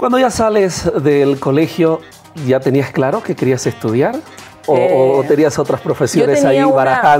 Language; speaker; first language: Spanish; native; Spanish